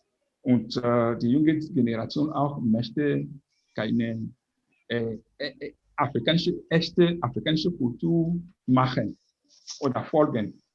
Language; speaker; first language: German; non-native, fluent; French